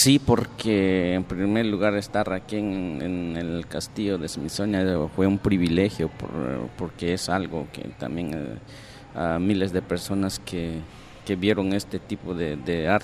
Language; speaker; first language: Spanish; non-native, local second language; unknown